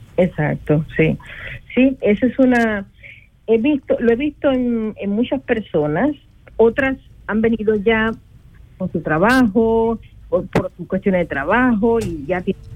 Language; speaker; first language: Spanish; native; Spanish